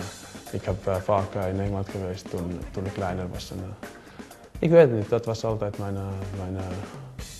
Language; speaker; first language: Dutch; non-native, learner; Finnish